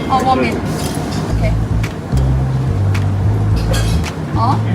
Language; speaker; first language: English; non-native, learner; Korean